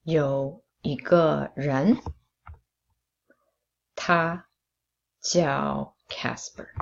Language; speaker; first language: Chinese; non-native, fluent; English